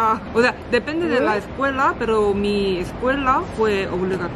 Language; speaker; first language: Spanish; non-native, learner; Korean